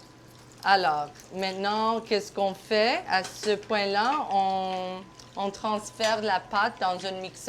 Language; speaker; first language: French; non-native, local second language; English